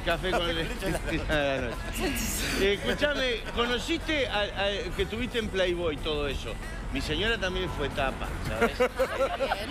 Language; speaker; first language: Spanish; native; Spanish